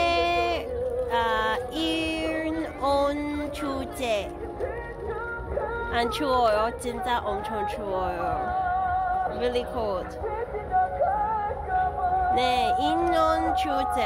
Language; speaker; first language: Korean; non-native, learner; English